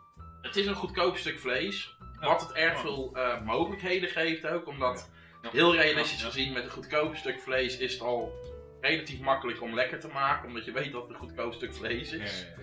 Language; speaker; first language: Dutch; native; Dutch